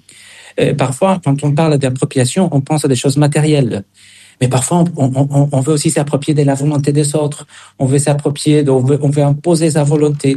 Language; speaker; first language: French; non-native, fluent; Spanish